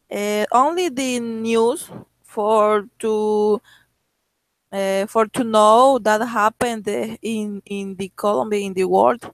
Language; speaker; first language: English; non-native, learner; Spanish